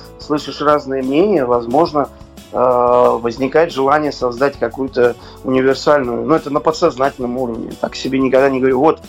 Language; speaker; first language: Russian; native; Russian